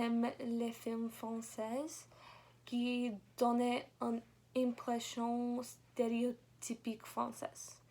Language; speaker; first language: French; non-native, learner; English